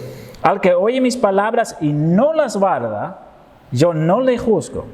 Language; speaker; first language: Spanish; non-native, fluent; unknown